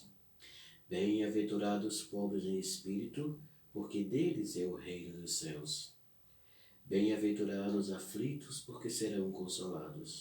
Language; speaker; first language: Portuguese; native; Portuguese